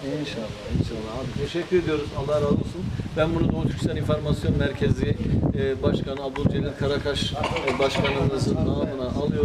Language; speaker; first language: Turkish; native; Turkish